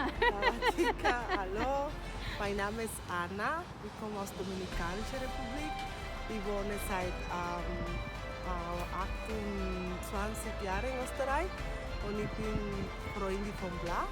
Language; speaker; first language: German; non-native, learner; Spanish